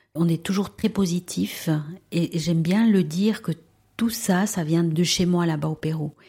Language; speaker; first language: French; early bilingual, other home language; Spanish